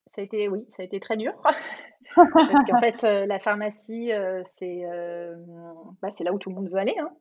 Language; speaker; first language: French; native; French